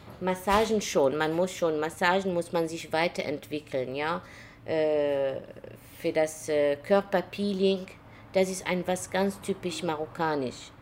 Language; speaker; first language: German; early bilingual, other home language; Arabic